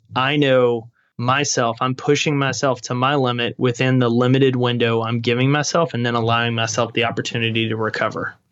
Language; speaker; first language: English; native; English